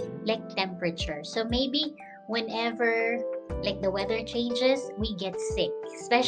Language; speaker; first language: English; non-native, local second language; Filipino